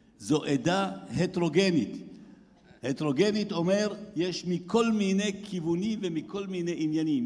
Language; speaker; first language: Hebrew; native; Hebrew